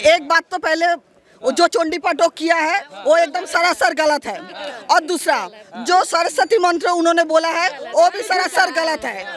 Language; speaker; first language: Hindi; non-native, local second language; Bangla